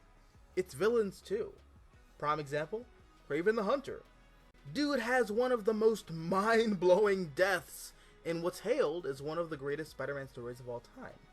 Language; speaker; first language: English; native; English